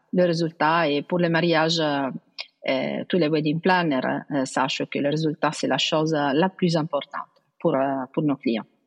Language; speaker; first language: French; non-native, fluent; Italian